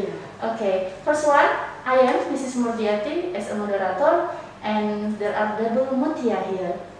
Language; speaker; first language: English; non-native, fluent; Indonesian